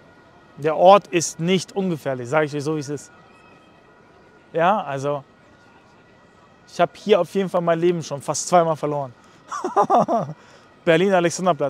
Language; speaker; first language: German; native; German